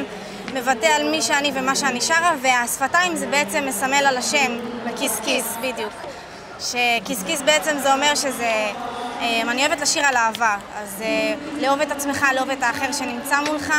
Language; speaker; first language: Hebrew; native; Hebrew